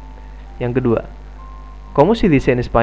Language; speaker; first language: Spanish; non-native, fluent; Indonesian